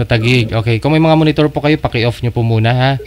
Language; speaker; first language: Filipino; native; Filipino